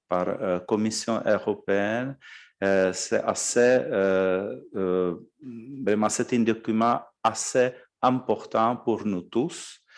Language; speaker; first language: French; non-native, fluent; Czech